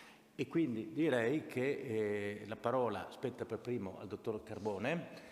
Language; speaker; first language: Italian; native; Italian